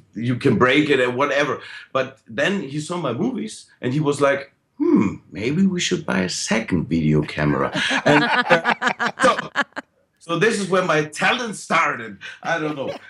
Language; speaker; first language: English; non-native, fluent; German